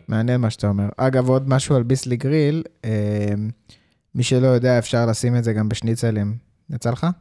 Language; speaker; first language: Hebrew; early bilingual, heritage; Hebrew